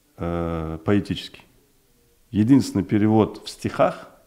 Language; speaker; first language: Russian; non-native, local second language; Uzbek